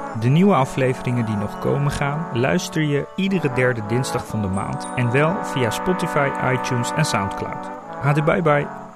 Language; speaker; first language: Dutch; native; Dutch